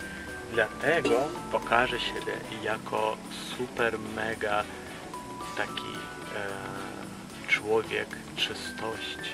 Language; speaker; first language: Polish; non-native, fluent; Ukrainian